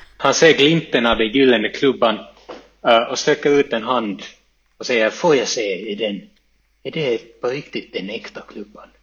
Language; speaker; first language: Swedish; native; Swedish